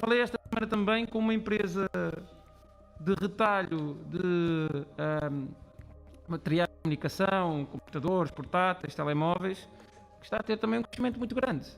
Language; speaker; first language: Portuguese; non-native, local second language; Kabuverdianu